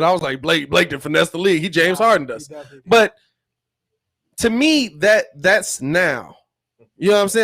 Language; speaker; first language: English; native; English